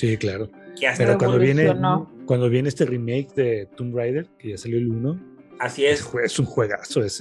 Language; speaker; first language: Spanish; native; Spanish